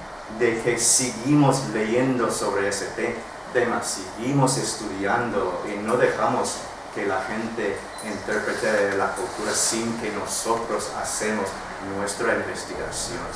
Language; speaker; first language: Spanish; non-native, fluent; English